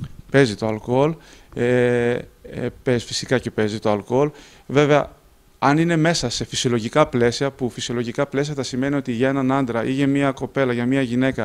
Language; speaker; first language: Greek; native; Greek